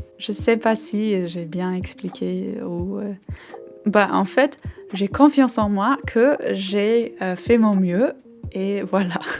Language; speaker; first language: French; non-native, learner; English